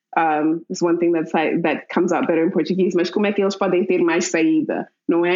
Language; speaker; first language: Portuguese; early bilingual, heritage; Portuguese